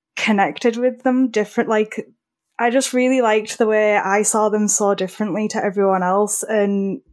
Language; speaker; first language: English; native; English